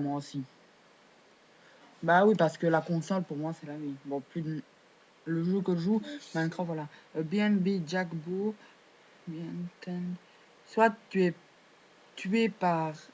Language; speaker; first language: French; native; French